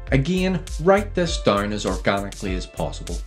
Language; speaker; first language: English; native; English